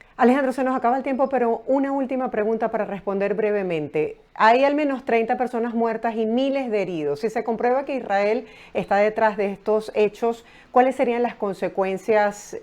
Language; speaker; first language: Spanish; native; Spanish